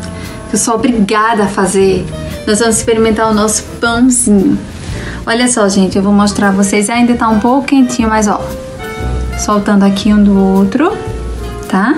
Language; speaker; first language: Portuguese; native; Portuguese